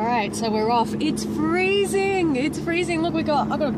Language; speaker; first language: English; native; English